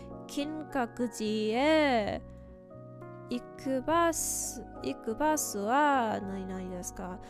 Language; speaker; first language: Japanese; non-native, learner; English